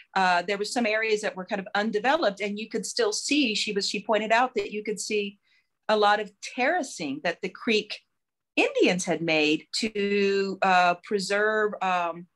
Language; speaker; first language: English; native; English